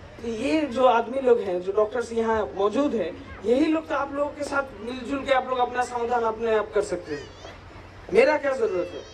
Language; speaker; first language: Hindi; non-native, local second language; Bangla